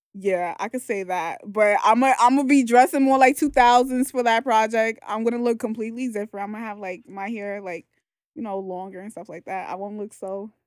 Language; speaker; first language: English; native; English